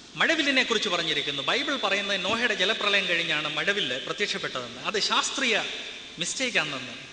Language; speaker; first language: Malayalam; non-native, learner; Hindi